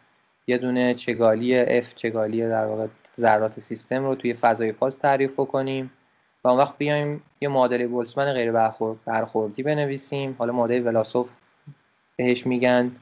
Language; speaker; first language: Persian; native; Persian